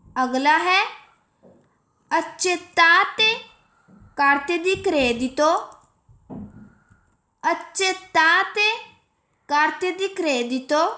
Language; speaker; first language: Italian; non-native, fluent; Urdu